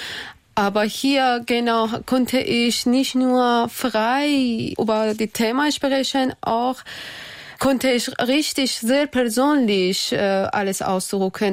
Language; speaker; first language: German; non-native, learner; Persian